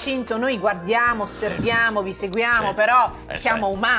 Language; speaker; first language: Italian; native; Italian